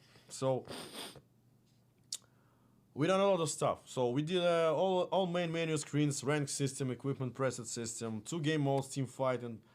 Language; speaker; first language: English; non-native, fluent; Russian